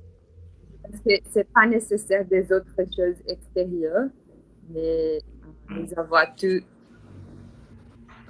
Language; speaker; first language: French; non-native, learner; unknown